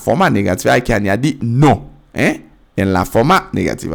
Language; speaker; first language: Spanish; non-native, fluent; French